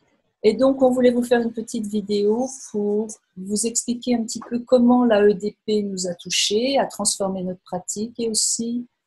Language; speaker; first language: French; native; French